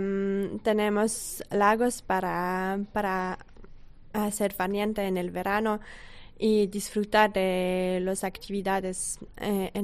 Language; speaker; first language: Spanish; non-native, fluent; French